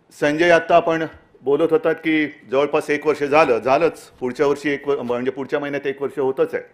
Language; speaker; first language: Marathi; native; Marathi